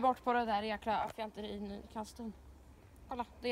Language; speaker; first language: Swedish; native; Swedish